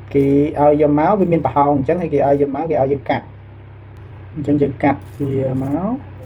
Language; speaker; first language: Khmer; native; Khmer